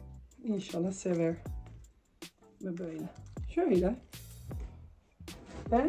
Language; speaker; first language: Turkish; early bilingual, heritage; Turkish